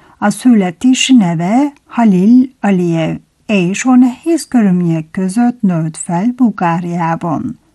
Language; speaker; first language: Hungarian; non-native, fluent; Turkish